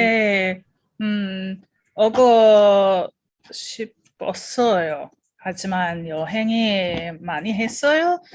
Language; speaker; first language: Korean; non-native, learner; English